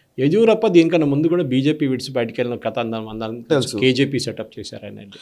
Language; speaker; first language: Telugu; non-native, local second language; Malayalam